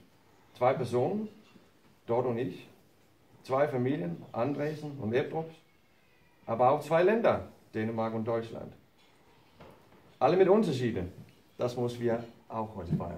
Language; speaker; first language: German; non-native, learner; Danish